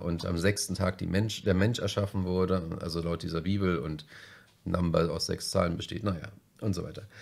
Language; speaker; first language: German; native; German